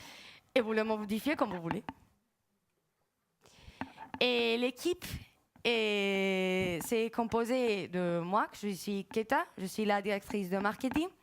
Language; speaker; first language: French; non-native, fluent; Spanish